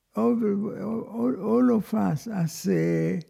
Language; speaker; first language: German; non-native, fluent; Spanish